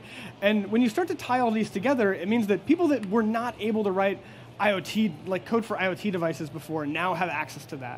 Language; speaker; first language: English; native; English